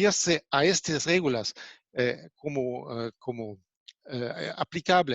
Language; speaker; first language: Spanish; non-native, fluent; German